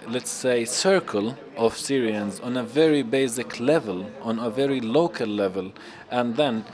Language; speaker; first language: English; non-native, fluent; Arabic